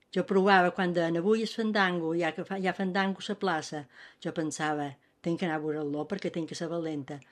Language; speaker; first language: Catalan; native; Catalan